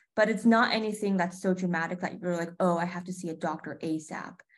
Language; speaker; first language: English; native; English